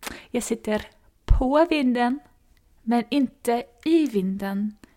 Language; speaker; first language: Swedish; non-native, fluent; English